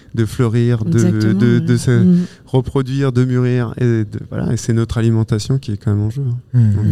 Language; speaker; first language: French; native; French